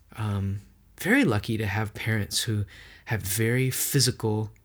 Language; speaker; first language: English; native; English